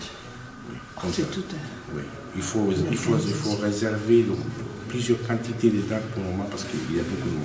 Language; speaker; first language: French; non-native, fluent; Arabic